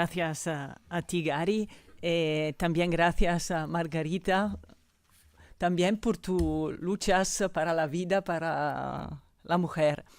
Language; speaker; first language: Spanish; non-native, fluent; Italian